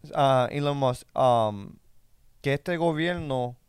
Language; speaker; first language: Spanish; early bilingual, other home language; English